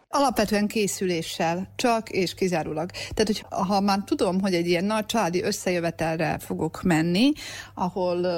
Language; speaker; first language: Hungarian; native; Hungarian